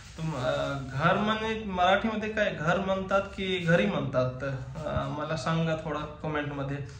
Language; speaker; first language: Marathi; non-native, local second language; Hindi